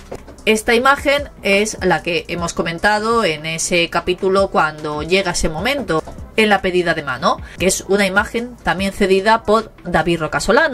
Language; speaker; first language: Spanish; native; Spanish